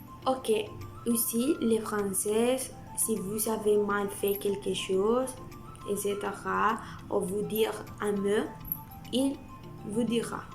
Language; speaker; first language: French; non-native, learner; Spanish